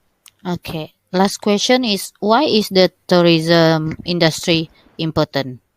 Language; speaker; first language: English; non-native, local second language; Malay